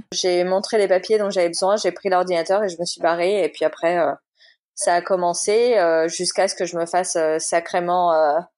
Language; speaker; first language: French; native; French